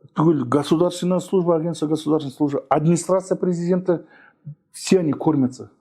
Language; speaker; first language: Russian; non-native, local second language; Kazakh